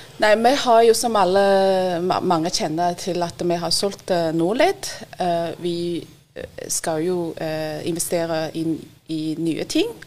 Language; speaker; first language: Norwegian; non-native, fluent; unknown